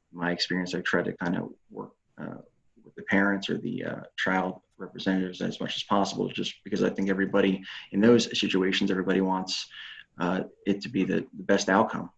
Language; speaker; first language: English; native; English